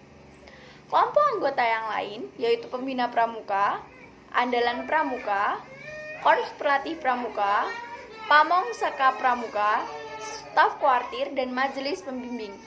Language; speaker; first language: Indonesian; native; Indonesian